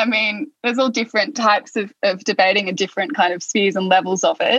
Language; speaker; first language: English; native; English